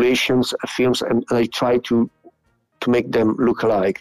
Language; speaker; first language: English; non-native, fluent; Italian